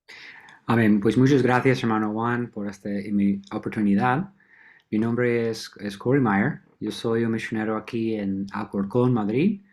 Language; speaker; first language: Spanish; non-native, fluent; English